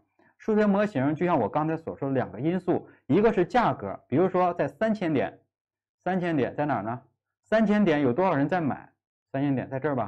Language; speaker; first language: Chinese; native; Chinese